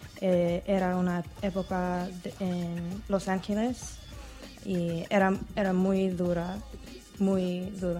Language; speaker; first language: Spanish; non-native, learner; English